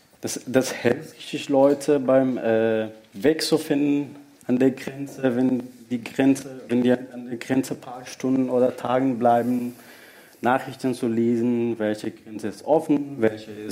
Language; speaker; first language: German; non-native, fluent; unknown